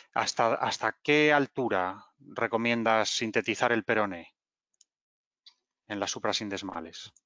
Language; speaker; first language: Spanish; native; Spanish